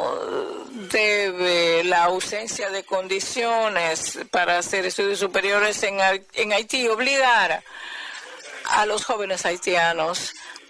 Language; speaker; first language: Spanish; non-native, fluent; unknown